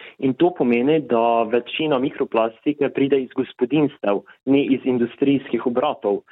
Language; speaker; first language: Slovenian; native; Slovenian